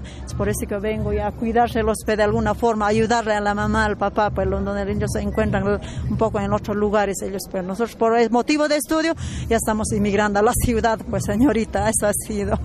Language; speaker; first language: Spanish; native; Spanish